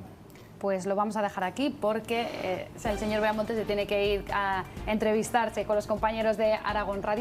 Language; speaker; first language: Spanish; native; Spanish